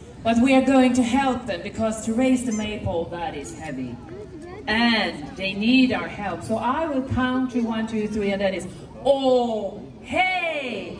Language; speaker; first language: English; non-native, fluent; Swedish